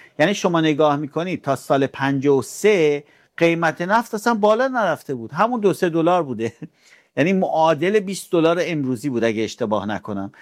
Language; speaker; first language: Persian; native; Persian